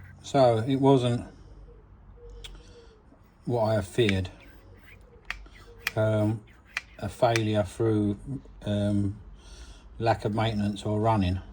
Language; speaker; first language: English; native; English